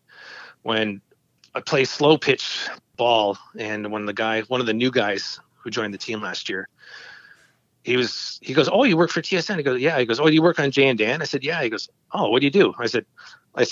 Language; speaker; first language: English; native; English